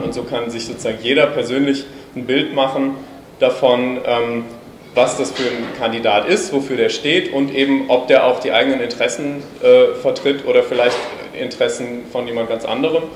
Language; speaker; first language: German; native; German